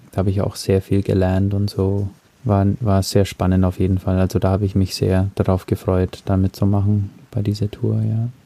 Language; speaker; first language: German; early bilingual, heritage; German